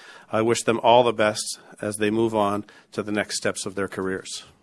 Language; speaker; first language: English; native; English